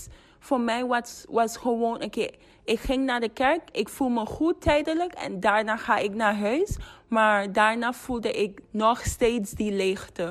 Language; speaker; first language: Dutch; non-native, fluent; English